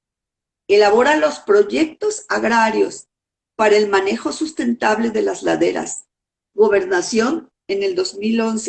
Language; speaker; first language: Spanish; native; Spanish